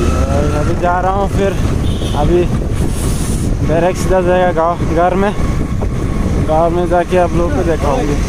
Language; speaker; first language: Hindi; non-native, local second language; Kok Borok